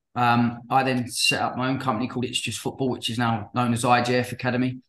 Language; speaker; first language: English; native; English